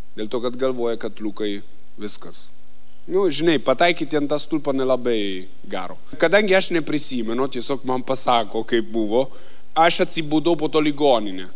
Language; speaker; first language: Lithuanian; non-native, fluent; Italian